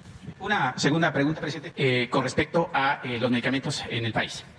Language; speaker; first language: Spanish; native; Spanish